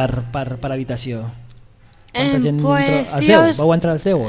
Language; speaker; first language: Catalan; native; Catalan